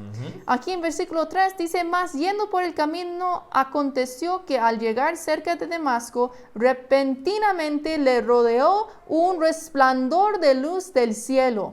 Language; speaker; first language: Spanish; non-native, fluent; English